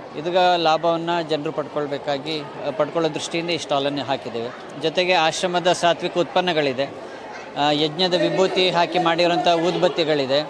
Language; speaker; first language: Kannada; non-native, local second language; Kodava